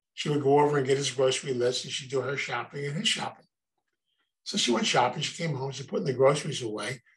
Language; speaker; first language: English; native; English